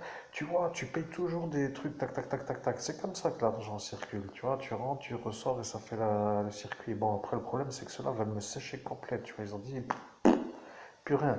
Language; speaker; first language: French; native; French